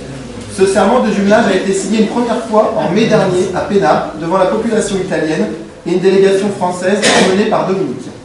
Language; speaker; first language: French; native; French